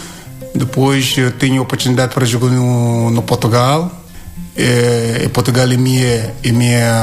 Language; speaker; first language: Portuguese; non-native, learner; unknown